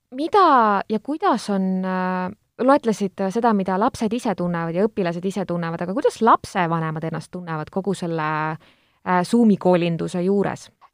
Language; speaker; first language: Estonian; native; Estonian